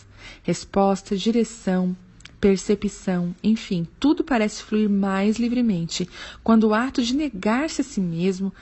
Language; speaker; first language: Portuguese; native; Portuguese